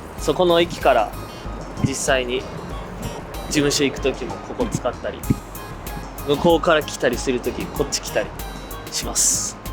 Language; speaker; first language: Japanese; early bilingual, other home language; Portuguese